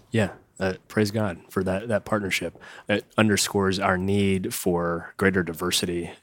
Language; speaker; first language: English; native; English